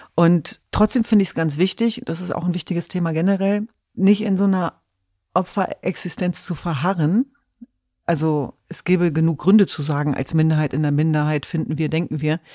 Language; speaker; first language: German; early bilingual, other home language; Kurdish